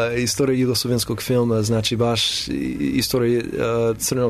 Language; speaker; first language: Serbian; non-native, learner; English